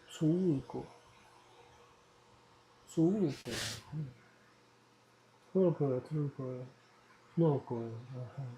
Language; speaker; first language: Korean; non-native, learner; Dutch